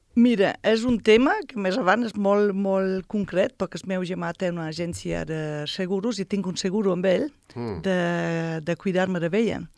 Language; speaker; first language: Catalan; non-native, fluent; German